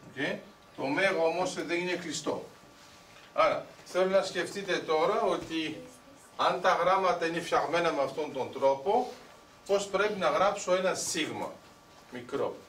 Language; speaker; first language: Greek; early bilingual, heritage; Greek